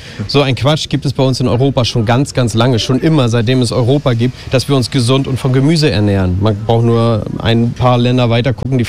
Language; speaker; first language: German; native; German